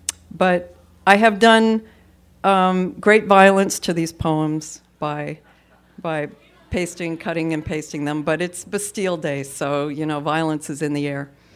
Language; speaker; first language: English; native; English